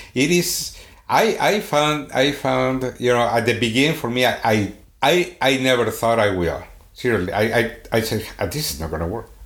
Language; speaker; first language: English; non-native, fluent; Swedish